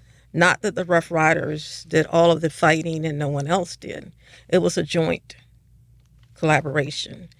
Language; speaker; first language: English; native; English